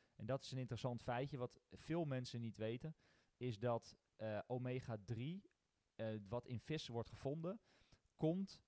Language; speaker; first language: Dutch; native; Dutch